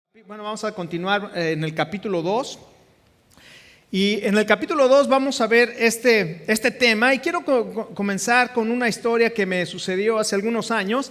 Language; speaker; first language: Spanish; native; Spanish